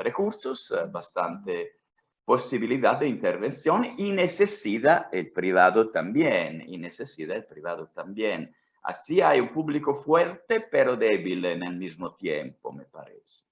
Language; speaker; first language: Spanish; non-native, fluent; Italian